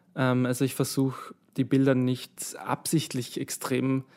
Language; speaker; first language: German; native; German